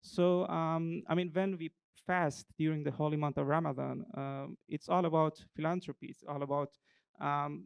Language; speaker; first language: English; non-native, fluent; Persian